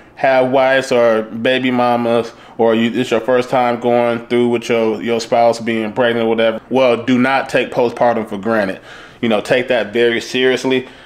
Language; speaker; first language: English; native; English